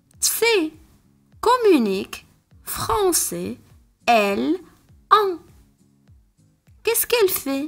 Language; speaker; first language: French; non-native, local second language; Arabic